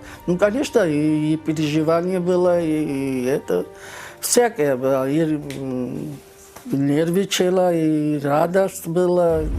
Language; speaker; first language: Russian; non-native, learner; Georgian